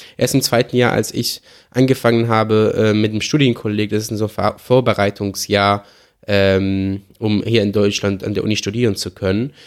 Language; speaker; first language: German; non-native, fluent; Arabic